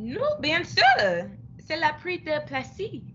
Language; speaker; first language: French; non-native, learner; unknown